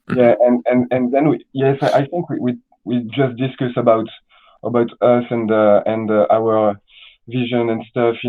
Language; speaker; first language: English; non-native, learner; French